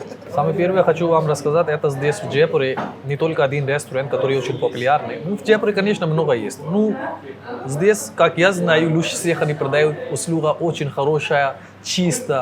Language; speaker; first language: Russian; non-native, learner; Hindi